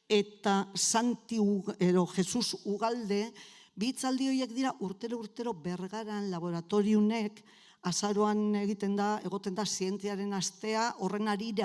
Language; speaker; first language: Basque; native; Basque